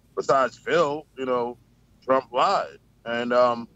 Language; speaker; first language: English; native; English